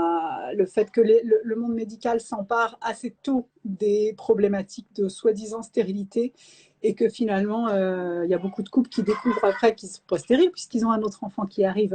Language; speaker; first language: French; native; French